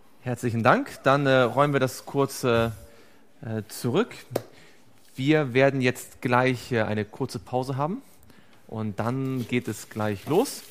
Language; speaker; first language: German; native; German